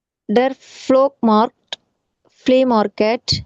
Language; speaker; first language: German; non-native, learner; Tamil